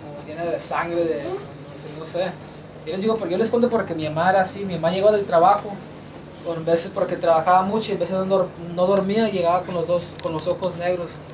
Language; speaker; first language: Spanish; early bilingual, heritage; Spanish